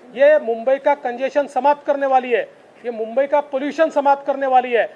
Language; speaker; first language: Hindi; non-native, local second language; Marathi